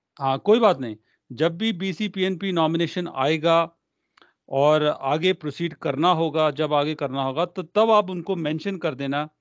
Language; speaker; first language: Hindi; non-native, local second language; Punjabi